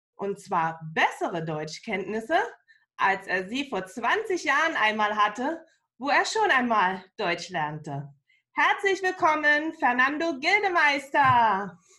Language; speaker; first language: German; native; German